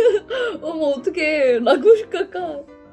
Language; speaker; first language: Russian; non-native, fluent; Korean